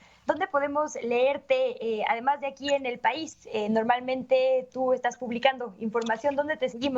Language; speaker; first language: Spanish; native; Spanish